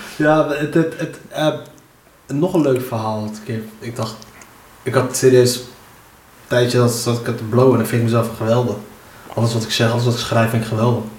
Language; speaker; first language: Dutch; early bilingual, other home language; Arabic